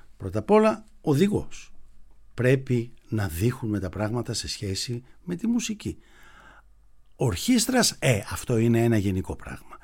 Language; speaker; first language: Greek; native; Greek